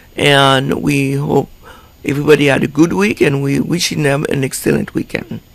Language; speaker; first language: English; non-native, fluent; Haitian Creole